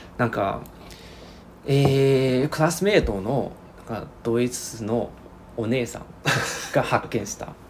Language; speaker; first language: Japanese; non-native, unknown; Chinese